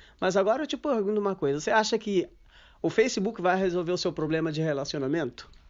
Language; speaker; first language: Portuguese; non-native, local second language; Kabuverdianu